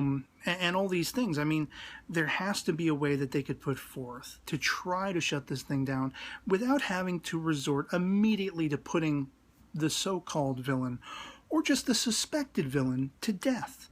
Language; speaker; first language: English; native; English